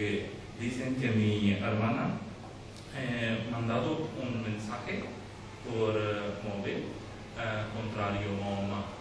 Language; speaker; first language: Spanish; non-native, learner; Urdu